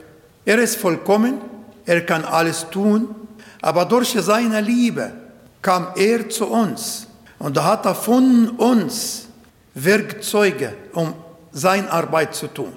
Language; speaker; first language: German; non-native, fluent; Arabic